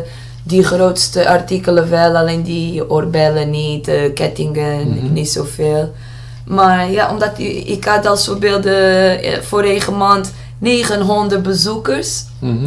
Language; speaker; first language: Dutch; non-native, learner; Portuguese